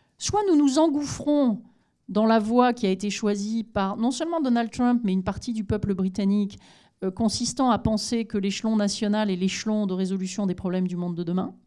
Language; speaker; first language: French; native; French